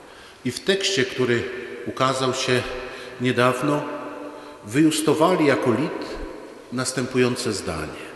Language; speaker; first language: Polish; native; Polish